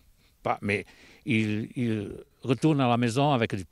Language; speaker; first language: French; non-native, local second language; Italian